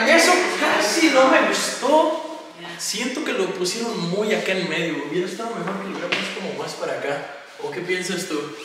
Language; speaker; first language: Spanish; native; Spanish